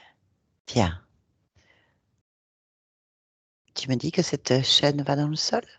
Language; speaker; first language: French; native; French